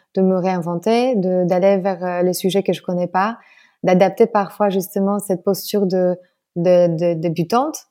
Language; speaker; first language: French; non-native, fluent; Polish